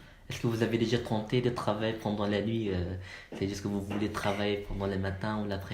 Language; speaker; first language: French; non-native, learner; Malay